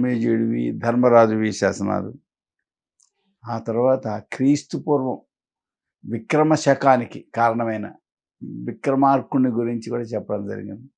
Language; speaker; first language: Telugu; native; Telugu